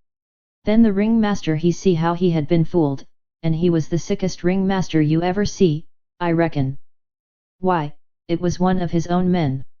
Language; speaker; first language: English; native; English